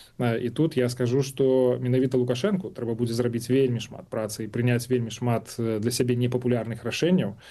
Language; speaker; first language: Belarusian; non-native, local second language; Russian